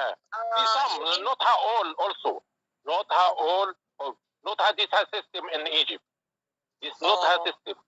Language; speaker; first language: English; non-native, learner; Arabic